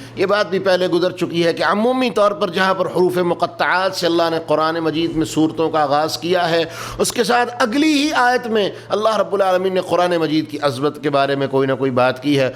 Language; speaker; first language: Urdu; native; Urdu